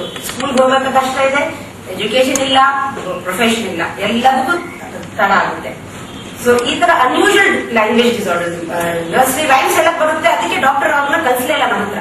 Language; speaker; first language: Kannada; non-native, local second language; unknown